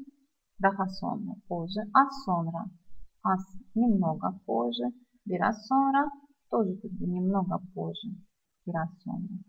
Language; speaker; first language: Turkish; non-native, fluent; Russian